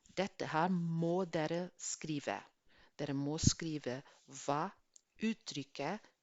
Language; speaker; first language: Norwegian; non-native, fluent; English